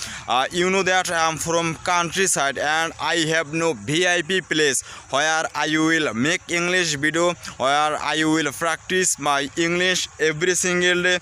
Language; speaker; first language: English; non-native, learner; Bangla